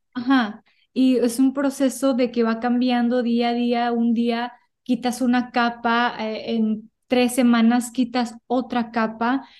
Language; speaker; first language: Spanish; early bilingual, heritage; Spanish